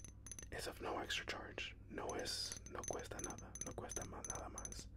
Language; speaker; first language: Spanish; early bilingual, heritage; Spanish